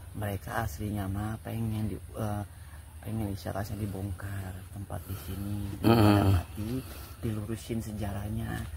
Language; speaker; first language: Indonesian; native; Indonesian